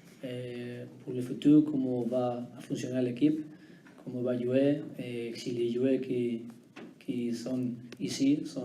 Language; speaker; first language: French; non-native, learner; Spanish